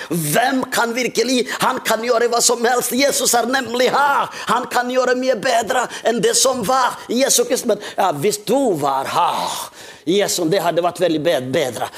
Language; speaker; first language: Norwegian; non-native, fluent; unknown